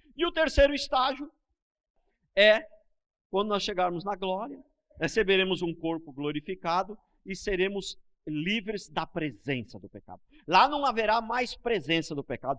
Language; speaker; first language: Portuguese; native; Portuguese